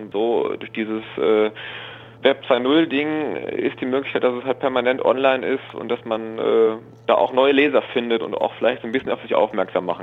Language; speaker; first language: German; native; German